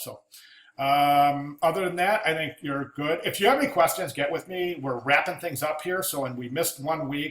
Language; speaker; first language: English; native; English